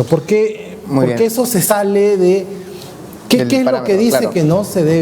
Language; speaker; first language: Spanish; native; Spanish